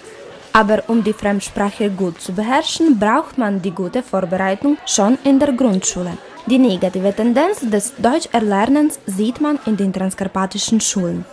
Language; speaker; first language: German; non-native, fluent; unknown